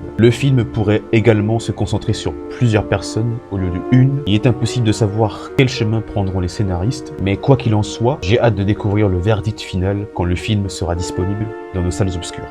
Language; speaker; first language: French; native; French